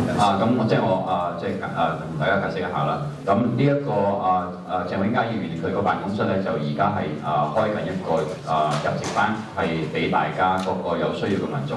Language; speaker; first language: Cantonese; native; Cantonese